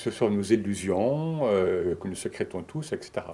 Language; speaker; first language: French; native; French